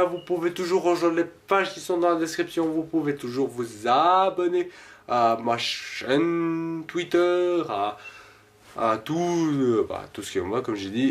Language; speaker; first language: French; native; French